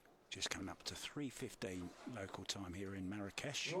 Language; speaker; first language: English; native; English